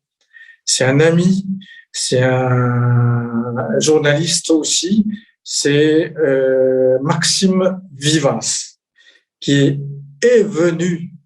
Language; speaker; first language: French; non-native, fluent; Chinese